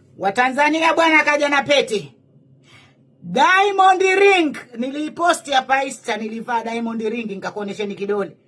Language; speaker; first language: Swahili; native; Swahili